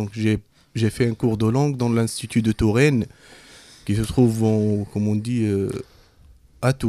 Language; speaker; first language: French; non-native, fluent; Arabic